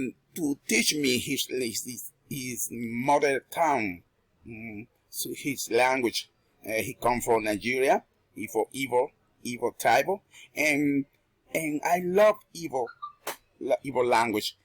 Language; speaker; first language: English; non-native, learner; Spanish